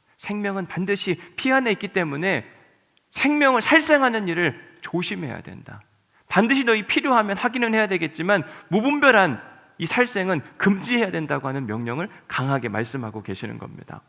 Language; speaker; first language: Korean; native; Korean